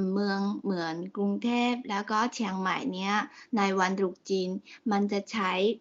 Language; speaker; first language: Thai; non-native, learner; Chinese